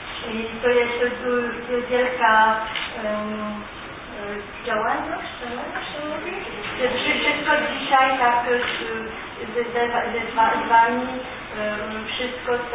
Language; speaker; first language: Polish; early bilingual, heritage; French